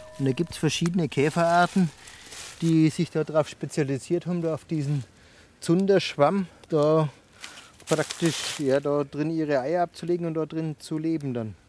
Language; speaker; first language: German; native; German